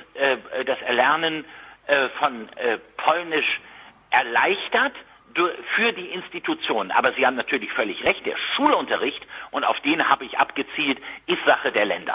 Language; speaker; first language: German; native; German